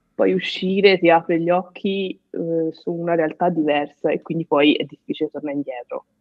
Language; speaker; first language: Italian; native; Italian